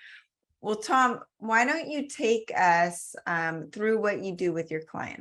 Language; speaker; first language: English; native; English